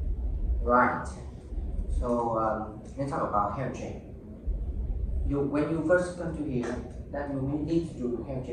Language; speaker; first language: English; non-native, learner; Vietnamese